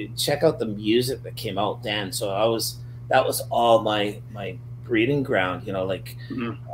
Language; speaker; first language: English; native; English